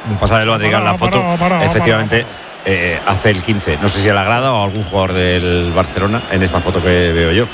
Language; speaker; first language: Spanish; native; Spanish